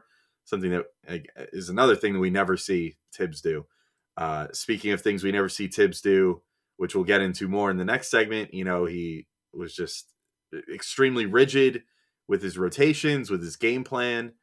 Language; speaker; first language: English; native; English